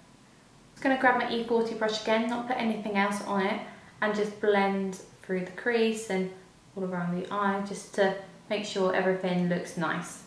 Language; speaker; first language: English; native; English